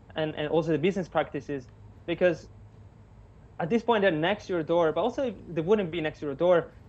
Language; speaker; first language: English; non-native, fluent; Italian